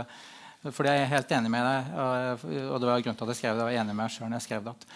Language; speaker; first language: Norwegian; native; Norwegian